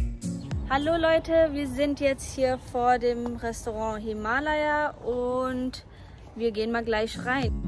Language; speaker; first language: German; early bilingual, other home language; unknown